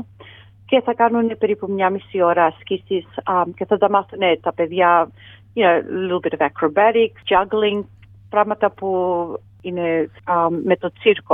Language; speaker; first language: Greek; early bilingual, heritage; Greek